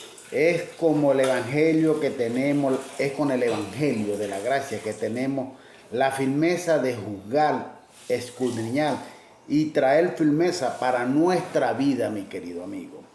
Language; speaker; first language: Spanish; native; Spanish